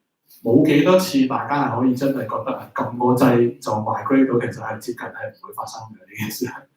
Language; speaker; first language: Chinese; native; Chinese